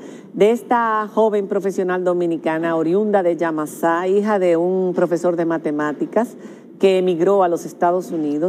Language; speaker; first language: Spanish; native; Spanish